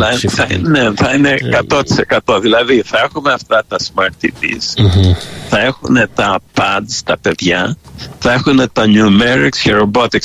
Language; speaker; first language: Greek; early bilingual, heritage; Greek